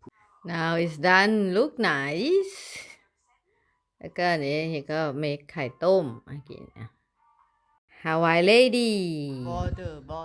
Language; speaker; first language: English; non-native, learner; Thai